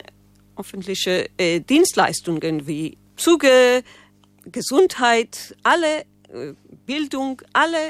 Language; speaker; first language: German; non-native, learner; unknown